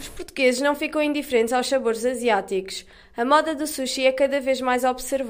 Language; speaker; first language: Portuguese; native; Portuguese